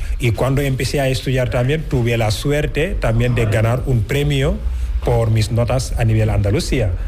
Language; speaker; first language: Spanish; non-native, fluent; Wolof